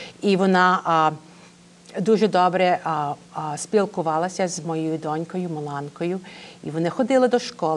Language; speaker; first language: Ukrainian; early bilingual, heritage; English